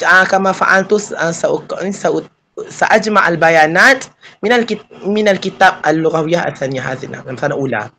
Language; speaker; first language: Arabic; non-native, fluent; Malay